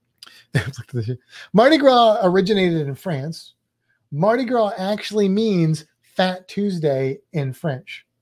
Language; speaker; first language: English; native; English